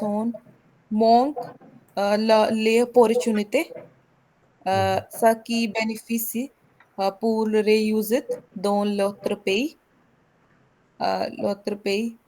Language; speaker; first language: French; non-native, learner; Hindi